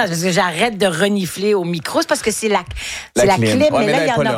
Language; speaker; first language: French; native; French